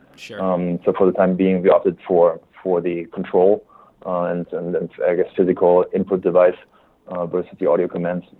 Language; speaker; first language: English; non-native, fluent; German